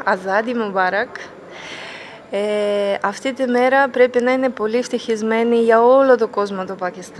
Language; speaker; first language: Greek; non-native, fluent; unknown